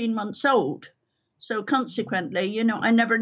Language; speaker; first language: English; native; English